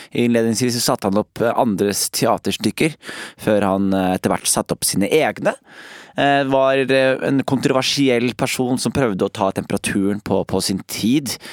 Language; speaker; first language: Norwegian; native; Norwegian